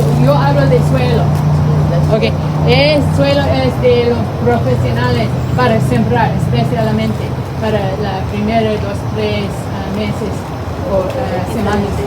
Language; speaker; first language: Spanish; non-native, learner; English